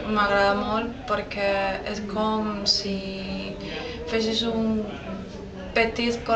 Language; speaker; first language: Catalan; non-native, learner; Spanish